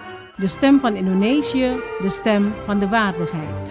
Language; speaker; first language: Dutch; non-native, fluent; Indonesian